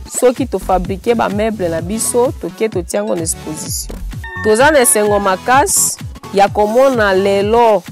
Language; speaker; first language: Lingala; native; Lingala